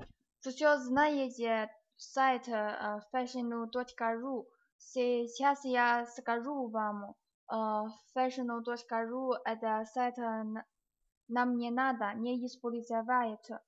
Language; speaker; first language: Russian; non-native, learner; Chinese